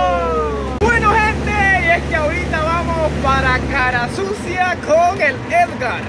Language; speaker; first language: Spanish; native; Spanish